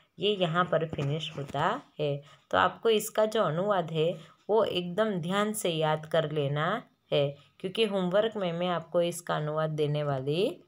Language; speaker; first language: Hindi; non-native, local second language; Gujarati